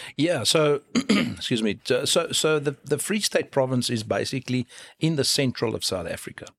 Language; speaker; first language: English; non-native, local second language; Afrikaans